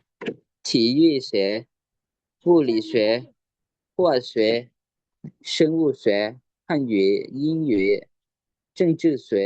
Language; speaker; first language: Chinese; non-native, learner; Lao